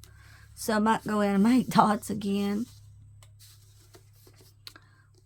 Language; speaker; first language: English; native; English